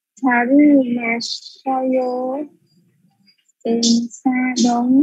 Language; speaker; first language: Korean; non-native, learner; Khmer